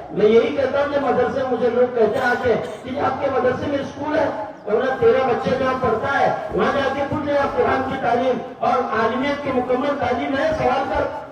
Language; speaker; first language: Urdu; native; Urdu